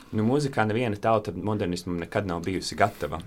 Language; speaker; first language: Latvian; native; Latvian